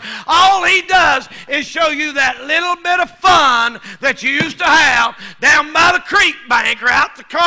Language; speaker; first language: English; native; English